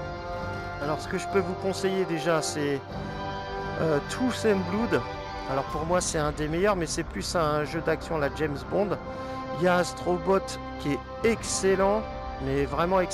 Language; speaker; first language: French; native; French